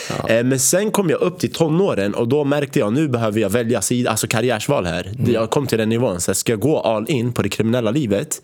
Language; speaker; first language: Swedish; early bilingual, other home language; Arabic